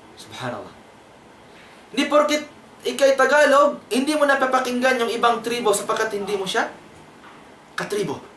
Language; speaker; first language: Filipino; non-native, local second language; Cebuano